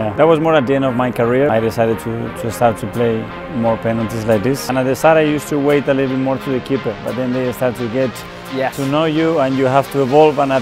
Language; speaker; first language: English; non-native, fluent; Spanish